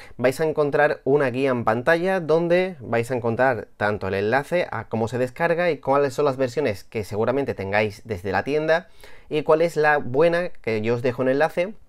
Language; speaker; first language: Spanish; native; Spanish